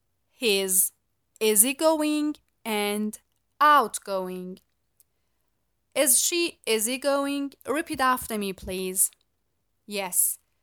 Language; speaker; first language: English; non-native, fluent; Persian